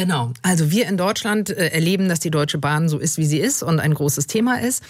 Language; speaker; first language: German; native; German